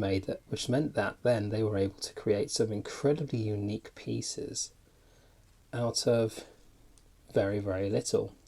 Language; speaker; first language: English; native; English